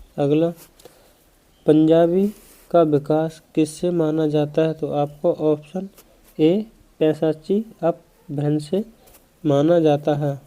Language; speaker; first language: Hindi; native; Hindi